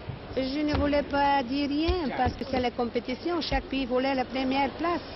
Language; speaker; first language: French; non-native, learner; Bulgarian